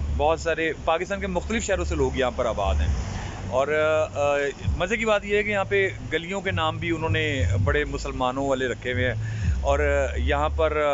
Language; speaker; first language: Urdu; native; Urdu